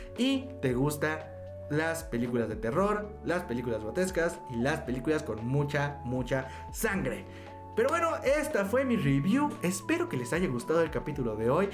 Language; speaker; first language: Spanish; native; Spanish